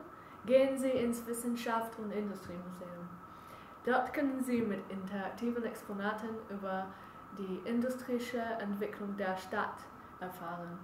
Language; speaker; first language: German; non-native, learner; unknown